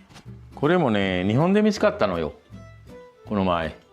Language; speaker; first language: Japanese; non-native, fluent; Sinhala